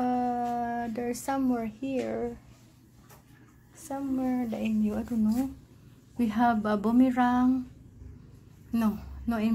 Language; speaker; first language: English; non-native, local second language; Hiligaynon